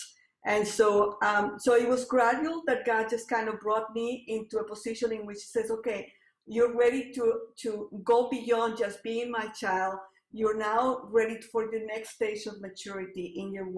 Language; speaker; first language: English; non-native, fluent; Spanish